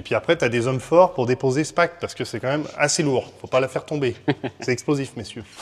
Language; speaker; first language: French; native; French